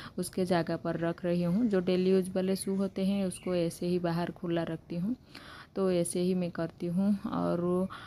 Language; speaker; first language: Hindi; native; Hindi